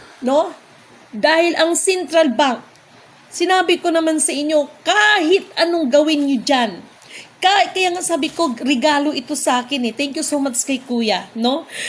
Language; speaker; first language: Filipino; non-native, local second language; Cebuano